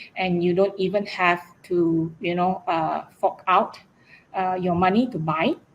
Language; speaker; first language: English; non-native, local second language; Malay